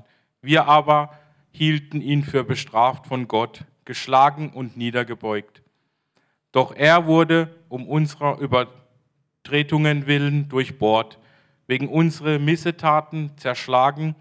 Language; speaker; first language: German; native; German